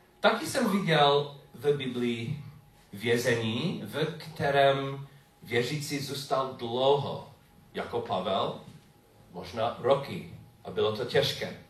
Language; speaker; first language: Czech; non-native, learner; English